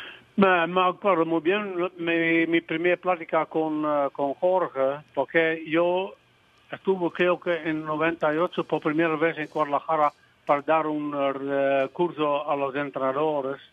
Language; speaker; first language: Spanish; non-native, fluent; Dutch